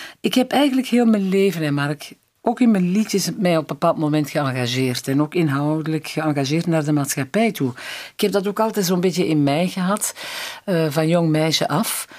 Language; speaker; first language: Dutch; native; Dutch